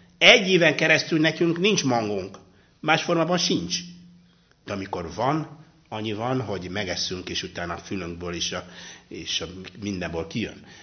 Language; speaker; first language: Hungarian; non-native, fluent; Luba-Lulua